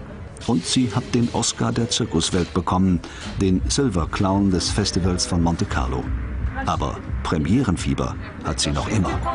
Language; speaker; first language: German; native; German